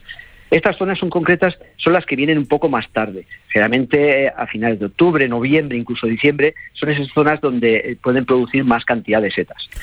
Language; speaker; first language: Spanish; native; Spanish